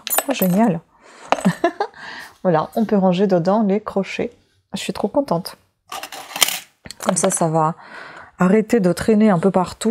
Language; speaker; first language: French; native; French